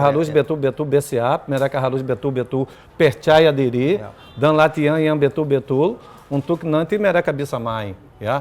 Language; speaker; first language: Indonesian; non-native, fluent; Portuguese